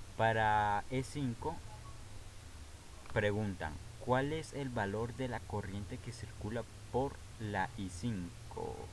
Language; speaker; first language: Spanish; native; Spanish